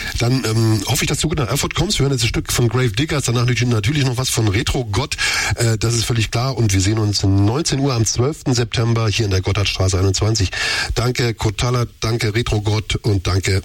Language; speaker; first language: German; native; German